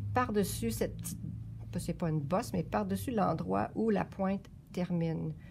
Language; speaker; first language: French; native; French